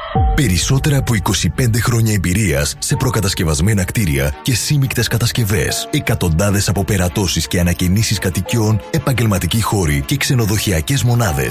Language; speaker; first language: Greek; native; Greek